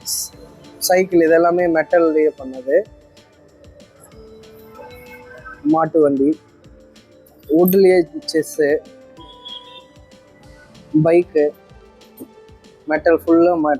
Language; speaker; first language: Tamil; native; Tamil